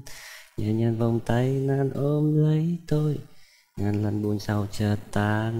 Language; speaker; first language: Vietnamese; native; Vietnamese